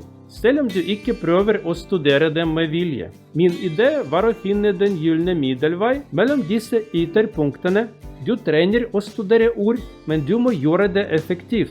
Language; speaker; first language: Norwegian; non-native, learner; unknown